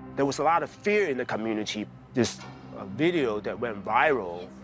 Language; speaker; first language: English; early bilingual, other home language; Chinese